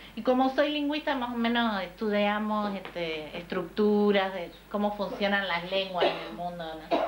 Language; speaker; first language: Spanish; native; Spanish